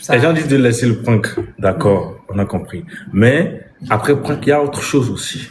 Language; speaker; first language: French; non-native, local second language; Lingala